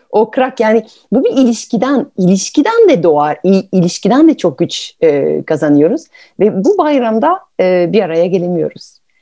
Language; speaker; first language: Turkish; non-native, fluent; French